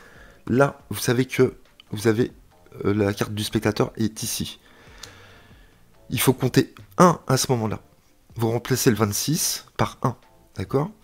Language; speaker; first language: French; native; French